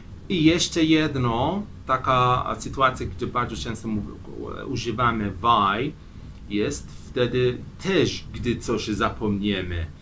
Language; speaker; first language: Polish; non-native, fluent; Persian